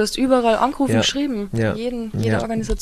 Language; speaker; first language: German; native; German